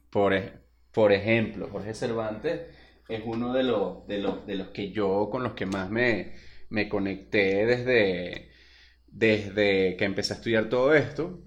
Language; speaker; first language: Spanish; native; Spanish